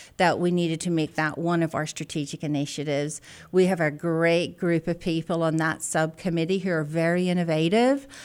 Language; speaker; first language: English; native; English